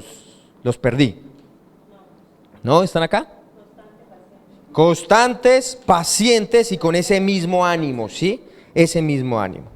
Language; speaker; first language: Spanish; native; Spanish